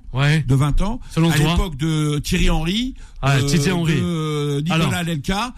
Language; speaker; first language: French; native; French